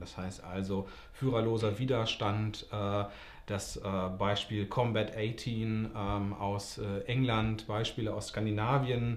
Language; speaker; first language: German; native; German